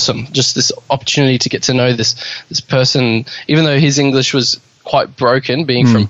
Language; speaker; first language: English; native; English